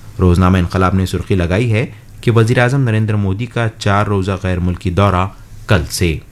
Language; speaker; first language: Urdu; native; Urdu